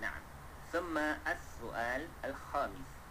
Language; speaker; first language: Arabic; non-native, fluent; Malay